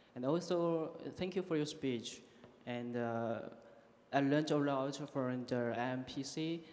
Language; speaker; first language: English; non-native, learner; Chinese